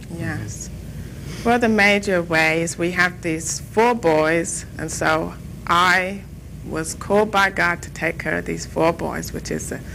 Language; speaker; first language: English; native; English